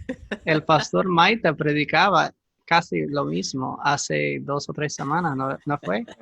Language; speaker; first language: Spanish; non-native, fluent; English